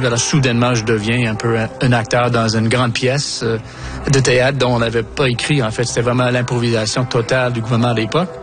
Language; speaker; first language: French; native; French